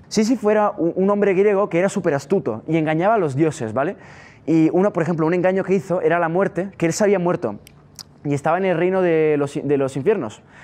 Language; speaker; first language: Spanish; non-native, fluent; Italian